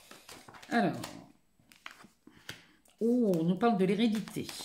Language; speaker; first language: French; native; French